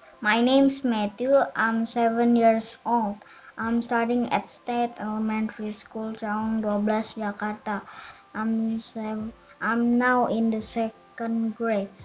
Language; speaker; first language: English; non-native, learner; Indonesian